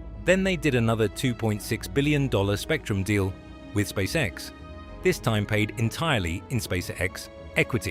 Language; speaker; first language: English; native; English